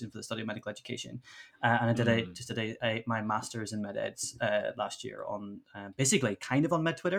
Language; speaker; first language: English; native; English